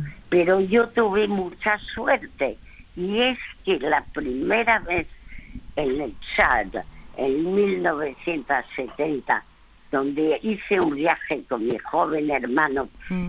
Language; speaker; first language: Spanish; early bilingual, other home language; French